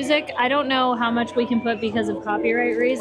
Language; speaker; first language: English; native; English